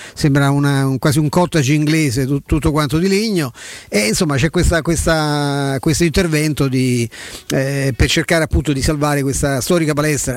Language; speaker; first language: Italian; native; Italian